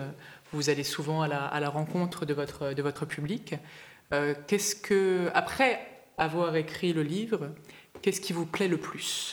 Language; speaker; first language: French; native; French